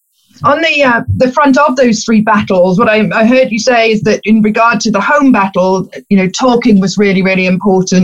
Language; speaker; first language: English; native; English